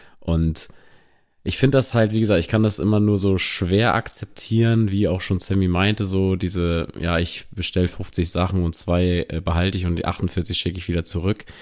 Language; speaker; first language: German; native; German